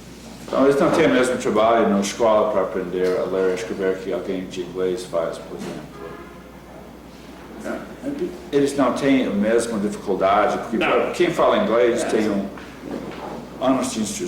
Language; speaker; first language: Portuguese; non-native, fluent; English